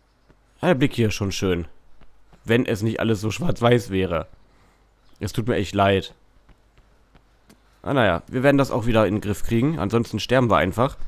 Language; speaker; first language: German; native; German